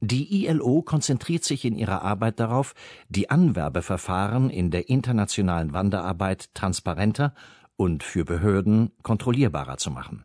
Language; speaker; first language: German; native; German